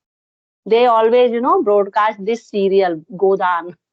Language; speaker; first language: English; non-native, local second language; Hindi